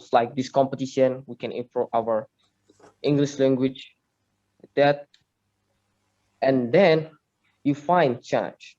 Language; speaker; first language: English; non-native, learner; Indonesian